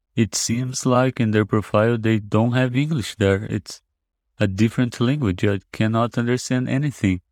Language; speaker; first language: English; non-native, fluent; Portuguese